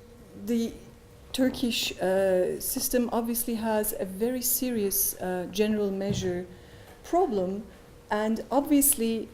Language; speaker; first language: English; non-native, fluent; Turkish